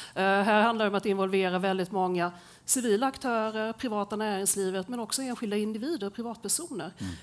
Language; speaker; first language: Swedish; native; Swedish